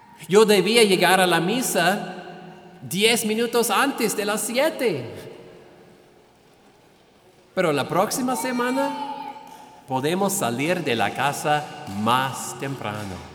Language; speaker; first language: Spanish; non-native, fluent; English